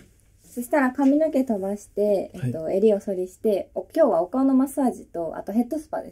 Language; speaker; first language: Japanese; native; Japanese